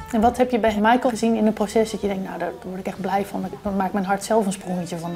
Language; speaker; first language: Dutch; native; Dutch